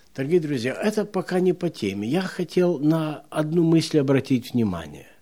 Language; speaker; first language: Russian; non-native, local second language; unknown